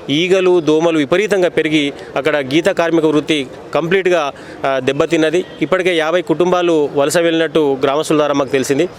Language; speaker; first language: Telugu; native; Telugu